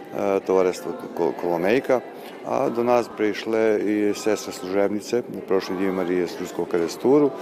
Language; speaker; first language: Ukrainian; early bilingual, heritage; Ukrainian